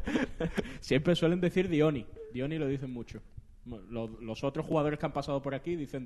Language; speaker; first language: Spanish; native; Spanish